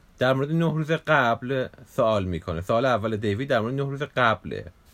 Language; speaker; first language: Persian; native; Persian